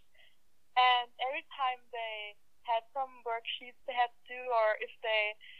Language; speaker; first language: English; non-native, fluent; German